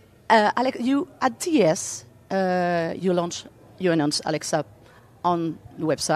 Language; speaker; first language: English; non-native, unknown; French